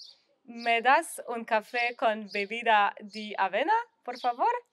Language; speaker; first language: Spanish; non-native, learner; French